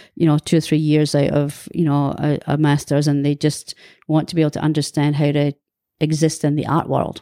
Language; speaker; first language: English; native; English